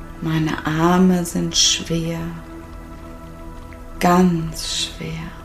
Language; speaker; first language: German; native; German